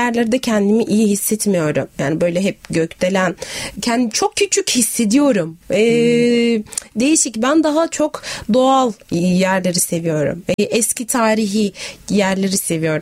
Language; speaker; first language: Turkish; non-native, fluent; Arabic